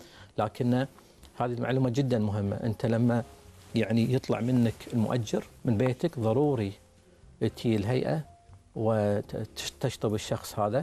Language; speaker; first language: Arabic; native; Arabic